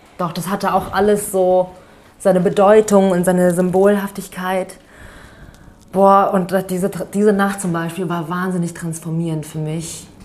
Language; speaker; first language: German; early bilingual, other home language; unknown